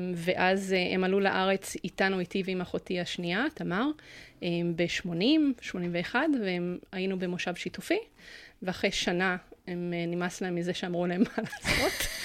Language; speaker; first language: Hebrew; early bilingual, other home language; English